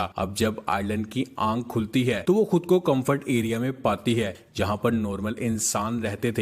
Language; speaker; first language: Hindi; native; Hindi